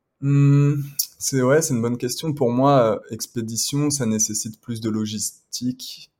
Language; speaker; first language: French; native; French